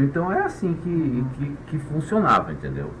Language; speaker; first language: Portuguese; native; Portuguese